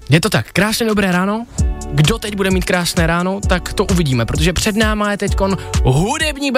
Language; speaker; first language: Czech; native; Czech